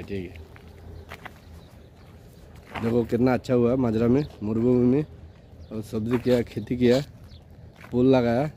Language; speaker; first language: Hindi; non-native, learner; Bangla